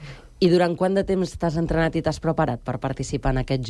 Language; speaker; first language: Catalan; native; Catalan